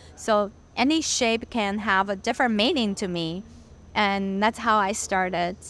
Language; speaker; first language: English; non-native, fluent; Chinese